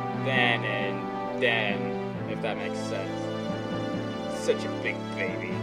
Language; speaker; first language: English; native; English